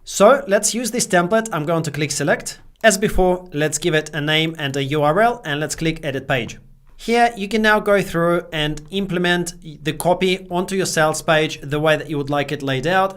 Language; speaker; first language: English; native; English